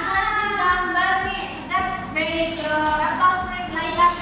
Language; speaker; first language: English; non-native, fluent; Indonesian